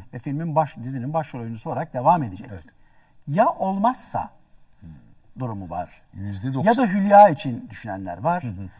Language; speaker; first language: Turkish; native; Turkish